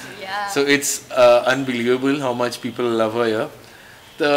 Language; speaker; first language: Nepali; non-native, learner; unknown